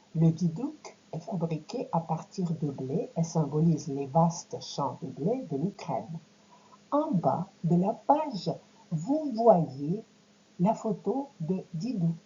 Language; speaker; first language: French; non-native, fluent; Ukrainian